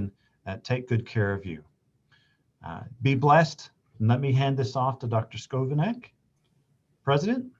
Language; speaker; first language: English; native; English